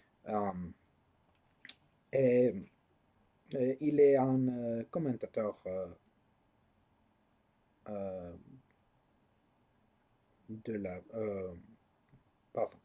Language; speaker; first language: French; non-native, learner; English